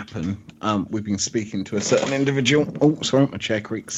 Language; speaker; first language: English; native; English